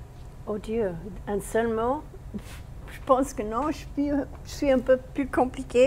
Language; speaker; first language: French; non-native, fluent; English